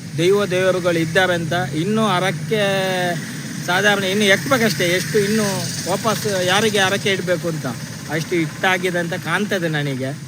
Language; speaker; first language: Kannada; non-native, local second language; Tulu